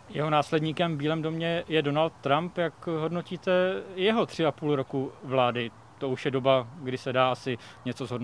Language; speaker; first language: Czech; native; Czech